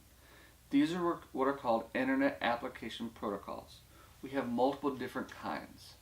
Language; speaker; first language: English; native; English